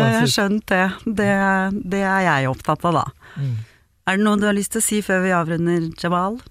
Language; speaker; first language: Norwegian; native; Norwegian